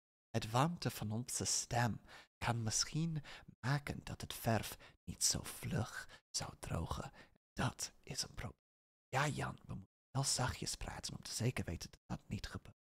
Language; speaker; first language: Dutch; non-native, learner; English